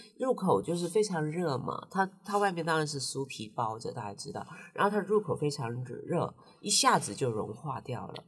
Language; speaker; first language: Chinese; non-native, local second language; Cantonese